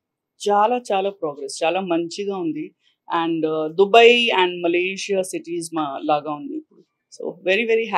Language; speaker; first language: Telugu; non-native, learner; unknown